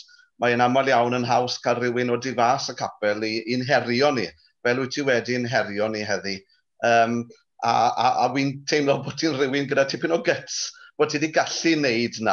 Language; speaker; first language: Welsh; native; Welsh